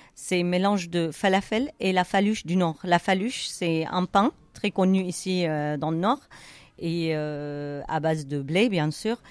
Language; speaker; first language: French; non-native, fluent; Arabic